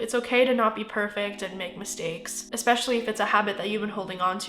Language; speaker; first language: English; native; English